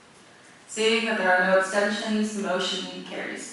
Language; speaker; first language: English; native; English